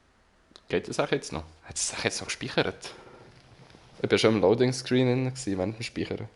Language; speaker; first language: German; native; German